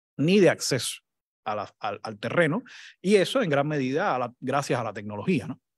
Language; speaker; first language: Spanish; native; Spanish